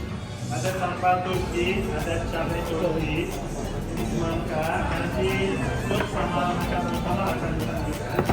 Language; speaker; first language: Indonesian; non-native, fluent; Turkish